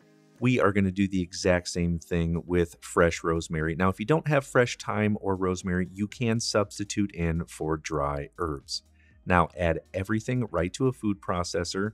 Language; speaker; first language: English; native; English